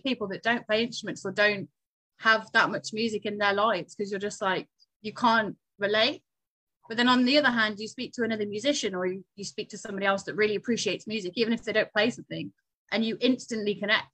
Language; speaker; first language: English; native; English